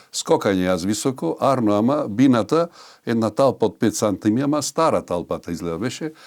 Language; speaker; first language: Macedonian; native; Macedonian